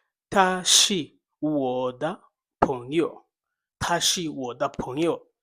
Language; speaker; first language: Chinese; non-native, fluent; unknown